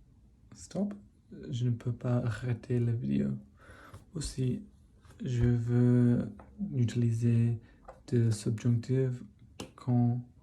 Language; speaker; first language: French; non-native, learner; English